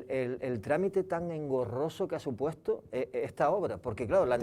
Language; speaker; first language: Spanish; native; Spanish